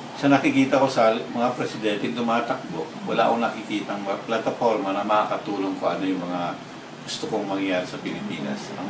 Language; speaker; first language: Filipino; non-native, local second language; Cebuano